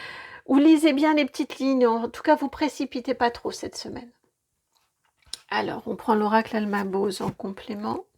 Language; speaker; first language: French; native; French